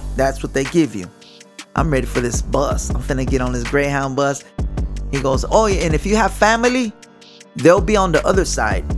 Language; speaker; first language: English; early bilingual, other home language; Spanish